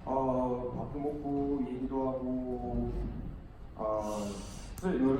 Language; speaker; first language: Korean; non-native, learner; Bulgarian